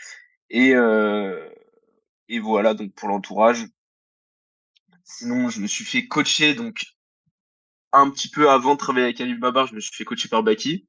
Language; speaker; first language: French; native; French